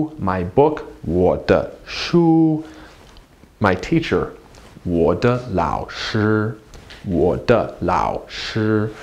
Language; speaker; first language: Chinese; non-native, fluent; English